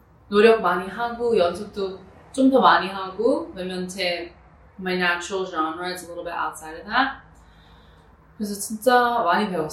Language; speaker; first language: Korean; early bilingual, heritage; Korean